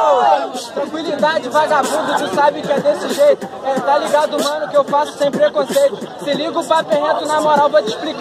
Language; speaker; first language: Portuguese; native; Portuguese